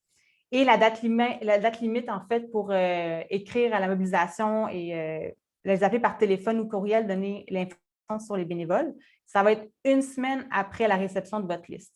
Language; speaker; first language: French; native; French